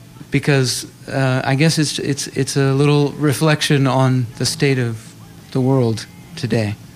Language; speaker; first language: English; native; English